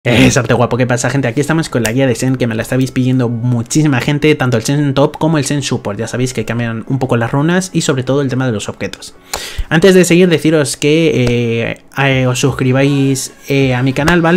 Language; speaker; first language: Spanish; native; Spanish